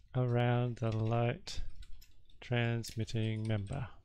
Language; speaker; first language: English; native; English